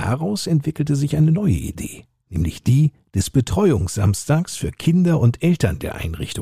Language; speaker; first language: German; native; German